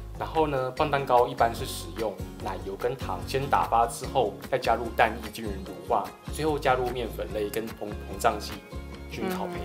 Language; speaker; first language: Chinese; native; Chinese